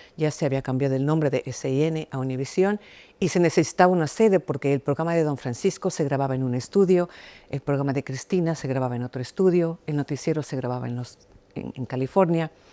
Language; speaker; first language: Spanish; early bilingual, heritage; Spanish